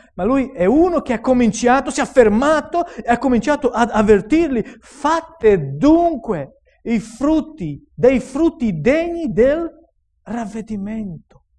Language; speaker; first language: Italian; non-native, fluent; Romanian